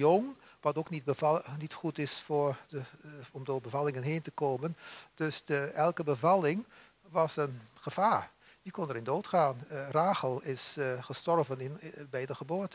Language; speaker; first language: Dutch; native; Dutch